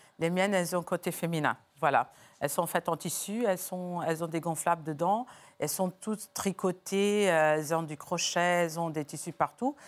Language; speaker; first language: French; non-native, fluent; Portuguese